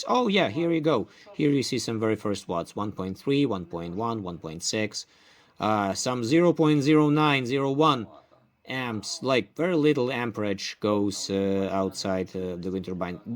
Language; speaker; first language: English; non-native, fluent; Ukrainian